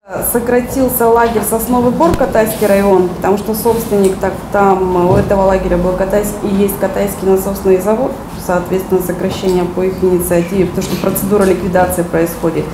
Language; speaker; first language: Russian; native; Russian